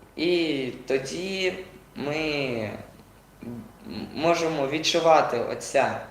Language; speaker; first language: Ukrainian; non-native, local second language; Russian